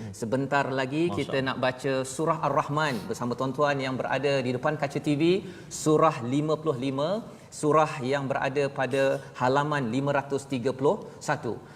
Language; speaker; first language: Malay; native; Malay